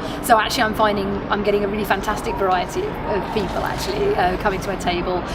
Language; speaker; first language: English; native; English